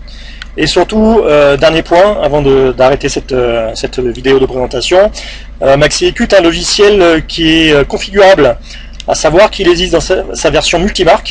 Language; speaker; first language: French; native; French